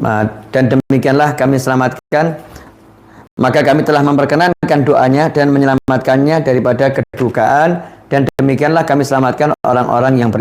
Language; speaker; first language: Indonesian; native; Indonesian